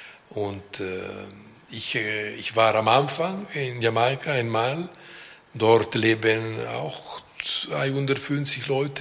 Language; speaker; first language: German; non-native, local second language; Italian